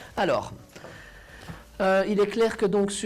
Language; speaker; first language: French; native; French